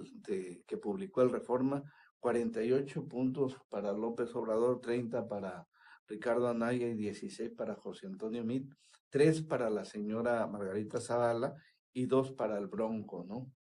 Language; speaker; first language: Spanish; native; Spanish